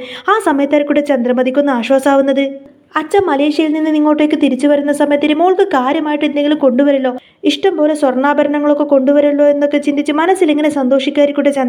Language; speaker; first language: Malayalam; native; Malayalam